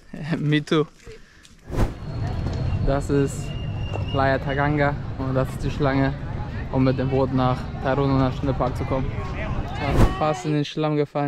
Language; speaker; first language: German; native; German